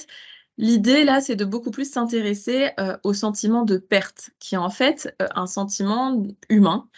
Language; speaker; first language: French; native; French